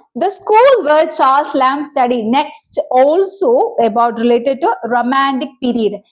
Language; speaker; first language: English; non-native, local second language; Malayalam